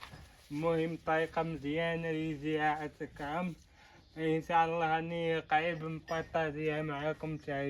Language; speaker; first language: Arabic; native; Arabic